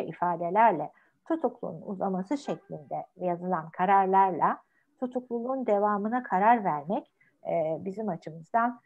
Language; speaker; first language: Turkish; native; Turkish